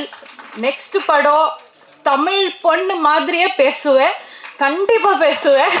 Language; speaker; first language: Tamil; non-native, local second language; Kannada